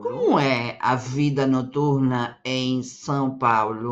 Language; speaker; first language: Portuguese; non-native, fluent; Spanish